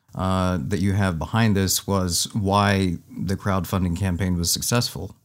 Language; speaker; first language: English; native; English